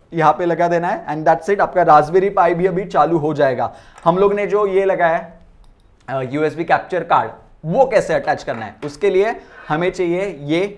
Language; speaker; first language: Hindi; non-native, local second language; Marathi